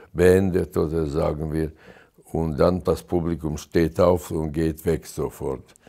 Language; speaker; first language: German; non-native, fluent; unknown